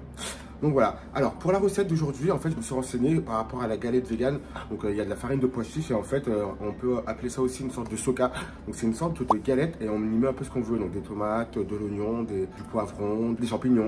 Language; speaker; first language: French; native; French